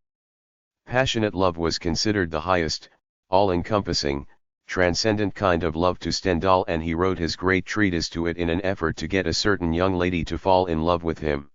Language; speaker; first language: English; native; English